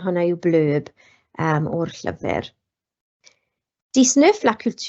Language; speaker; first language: Welsh; non-native, local second language; English